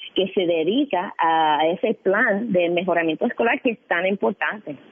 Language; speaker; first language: Spanish; non-native, fluent; English